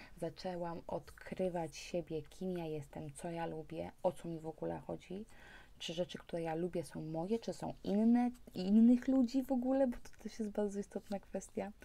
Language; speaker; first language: Polish; early bilingual, heritage; Polish